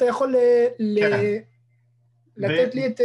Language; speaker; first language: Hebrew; non-native, fluent; French